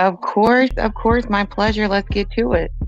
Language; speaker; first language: English; native; English